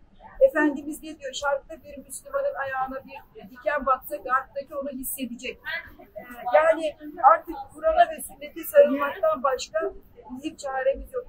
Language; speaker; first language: Turkish; native; Turkish